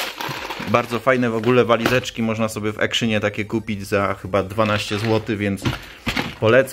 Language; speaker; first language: Polish; native; Polish